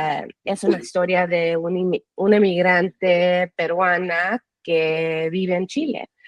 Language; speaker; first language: Spanish; early bilingual, heritage; English